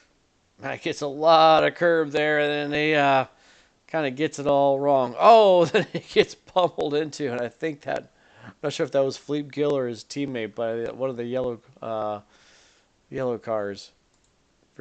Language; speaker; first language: English; native; English